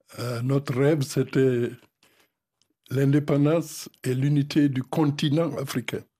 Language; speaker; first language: French; non-native, local second language; Fula